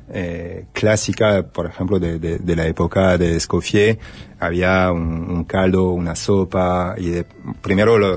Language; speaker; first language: Spanish; non-native, fluent; French